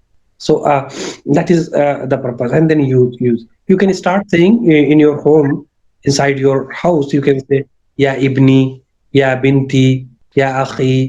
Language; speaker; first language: English; non-native, local second language; Urdu